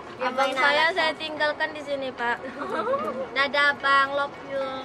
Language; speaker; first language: Indonesian; native; Indonesian